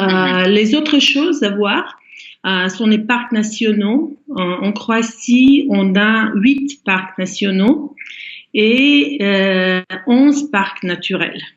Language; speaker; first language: French; non-native, fluent; Croatian